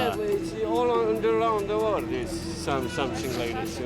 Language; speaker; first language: English; non-native, learner; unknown